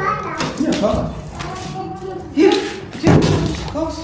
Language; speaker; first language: German; native; German